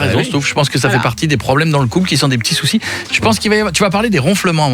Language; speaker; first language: French; native; French